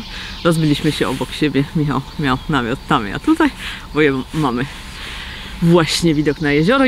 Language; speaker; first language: Polish; native; Polish